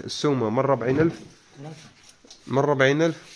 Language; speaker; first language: Arabic; native; Arabic